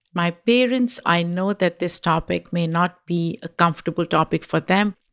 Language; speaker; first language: English; non-native, local second language; Urdu